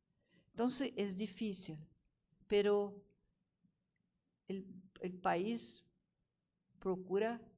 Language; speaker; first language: Spanish; non-native, learner; Portuguese